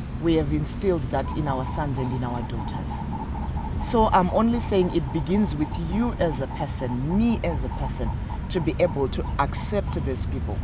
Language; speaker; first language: English; non-native, local second language; Shona